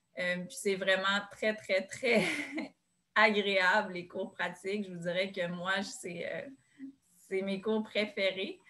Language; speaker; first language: French; native; French